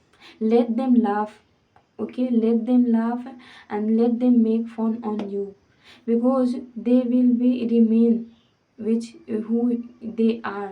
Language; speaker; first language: English; non-native, fluent; Hindi